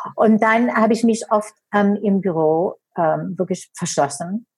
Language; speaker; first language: German; non-native, fluent; English